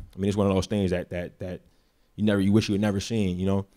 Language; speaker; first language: English; native; English